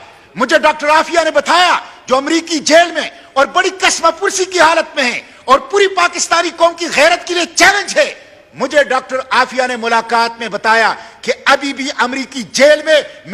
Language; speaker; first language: Urdu; non-native, local second language; Pashto